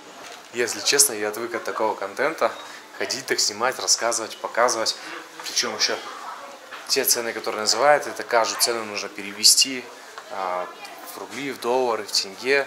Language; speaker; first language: Russian; native; Russian